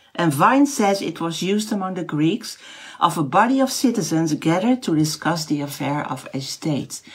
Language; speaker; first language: English; non-native, fluent; Dutch